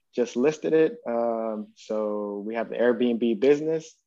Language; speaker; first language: English; native; English